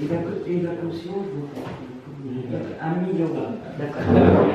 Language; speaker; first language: French; native; French